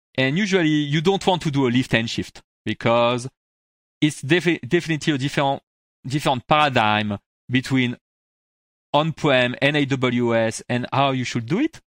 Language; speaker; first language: English; non-native, fluent; French